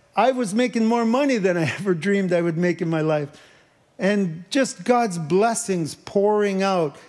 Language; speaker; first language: English; native; English